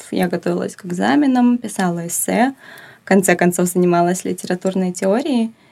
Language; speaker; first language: Russian; native; Russian